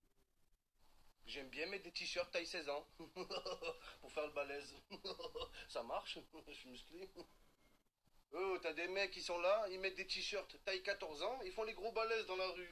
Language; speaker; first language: French; native; French